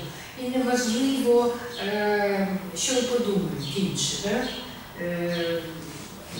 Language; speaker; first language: Ukrainian; non-native, local second language; Russian